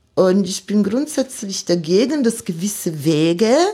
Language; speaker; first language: German; non-native, fluent; Italian